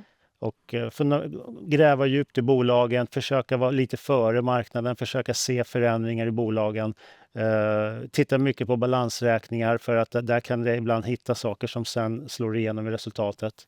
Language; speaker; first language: Swedish; native; Swedish